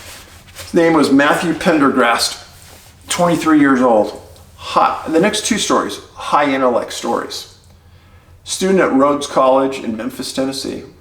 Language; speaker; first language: English; native; English